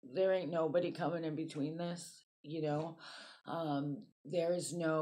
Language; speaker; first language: English; native; English